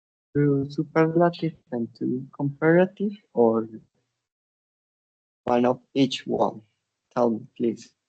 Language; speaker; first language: English; non-native, learner; Spanish